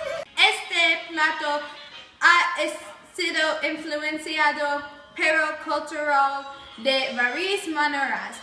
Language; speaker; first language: Spanish; non-native, learner; English